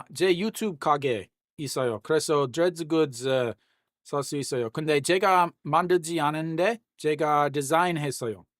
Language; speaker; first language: Korean; non-native, learner; English